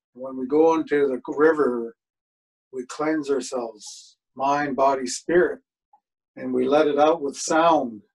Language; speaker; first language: English; native; English